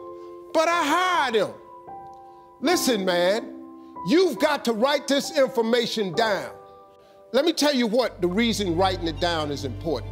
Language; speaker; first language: English; native; English